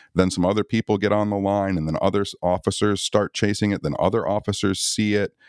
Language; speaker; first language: English; native; English